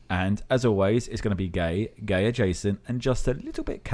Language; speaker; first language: English; native; English